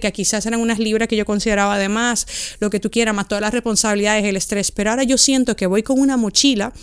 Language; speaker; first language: Spanish; native; Spanish